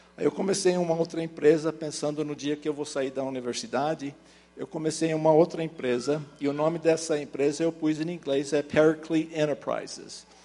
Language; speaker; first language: Portuguese; early bilingual, other home language; English